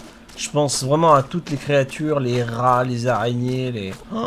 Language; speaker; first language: French; native; French